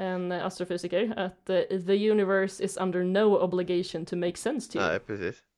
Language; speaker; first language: Swedish; native; Swedish